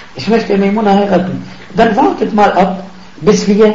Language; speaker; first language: German; non-native, fluent; Arabic